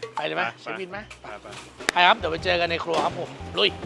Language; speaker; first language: Thai; non-native, fluent; Chinese